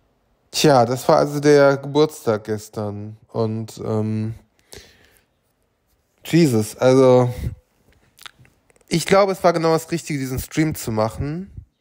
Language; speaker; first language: German; native; German